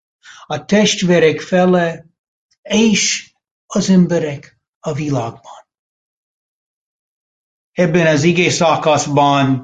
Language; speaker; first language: Hungarian; non-native, fluent; English